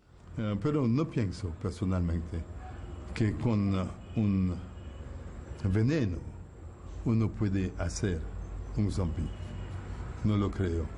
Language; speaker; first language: Spanish; non-native, fluent; Haitian Creole